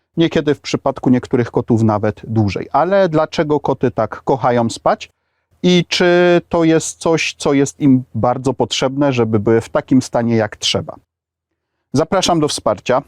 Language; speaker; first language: Polish; native; Polish